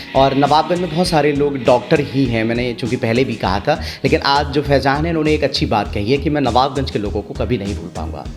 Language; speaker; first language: Hindi; native; Hindi